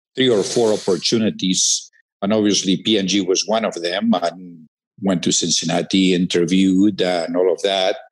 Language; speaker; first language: English; non-native, fluent; Spanish